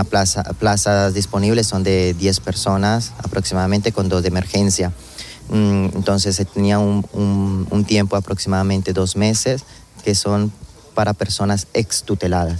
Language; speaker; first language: Spanish; native; Spanish